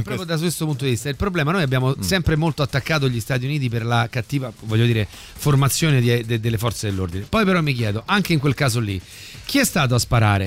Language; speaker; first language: Italian; native; Italian